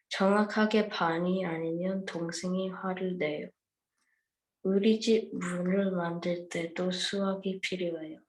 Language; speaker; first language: Korean; early bilingual, heritage; Korean